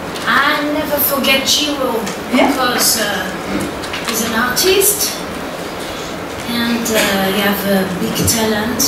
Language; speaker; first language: English; non-native, learner; French